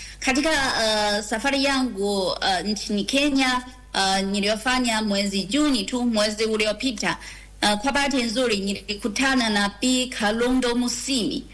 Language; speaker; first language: Swahili; non-native, fluent; Chinese